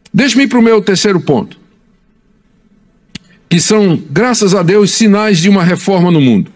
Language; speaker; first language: Portuguese; native; Portuguese